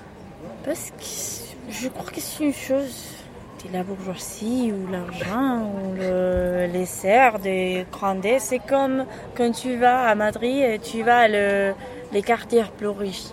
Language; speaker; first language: French; non-native, learner; Spanish